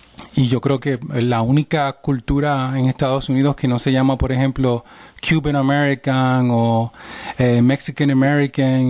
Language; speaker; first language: Spanish; native; Spanish